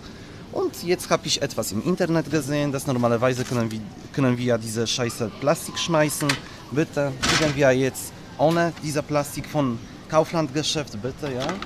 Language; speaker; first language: German; non-native, learner; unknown